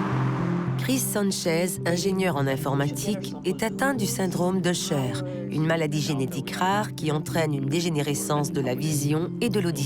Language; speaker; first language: French; native; French